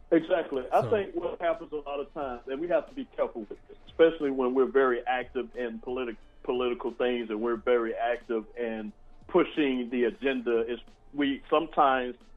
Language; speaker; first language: English; native; English